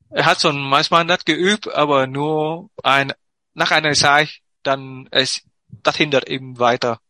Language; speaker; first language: German; non-native, learner; Vietnamese